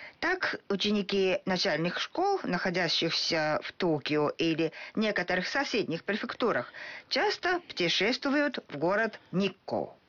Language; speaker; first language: Russian; non-native, fluent; Japanese